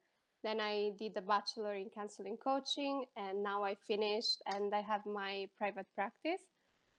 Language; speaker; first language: English; non-native, fluent; Italian